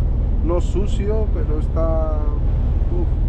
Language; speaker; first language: Spanish; non-native, local second language; Catalan